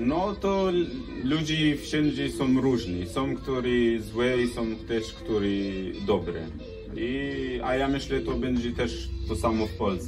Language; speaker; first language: Polish; non-native, learner; Arabic